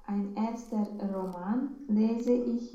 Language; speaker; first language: German; non-native, learner; Romanian